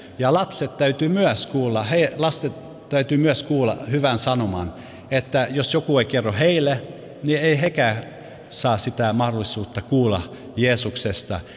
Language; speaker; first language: Finnish; early bilingual, heritage; Finnish